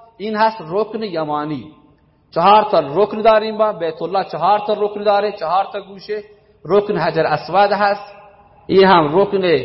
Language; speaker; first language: Persian; non-native, local second language; Baluchi